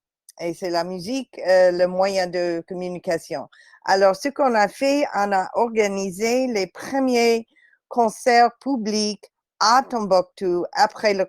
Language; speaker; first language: French; non-native, fluent; English